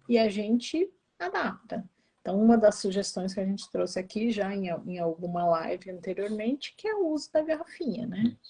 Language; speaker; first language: Portuguese; native; Portuguese